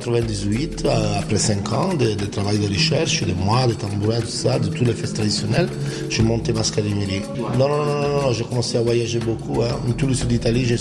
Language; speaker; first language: French; non-native, learner; Italian